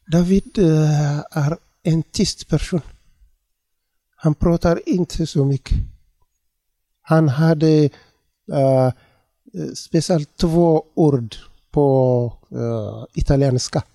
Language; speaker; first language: Swedish; non-native, learner; Tigrinya